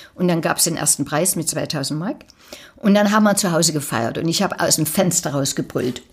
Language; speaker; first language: German; native; German